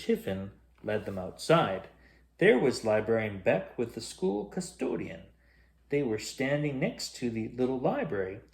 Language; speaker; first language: English; native; English